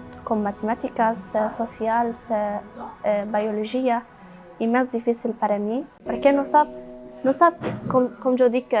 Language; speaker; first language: Catalan; non-native, learner; Arabic